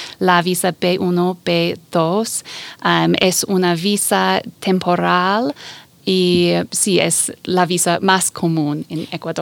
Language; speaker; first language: Spanish; non-native, fluent; English